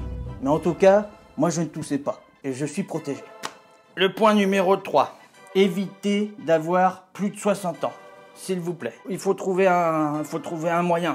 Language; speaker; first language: French; native; French